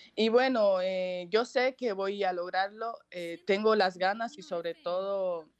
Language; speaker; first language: Spanish; native; Spanish